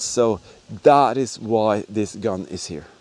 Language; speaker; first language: English; non-native, fluent; Norwegian